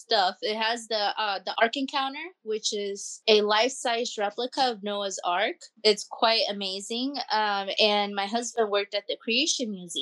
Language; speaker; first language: English; early bilingual, other home language; Spanish